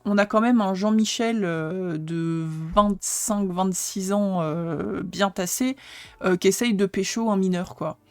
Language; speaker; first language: French; native; French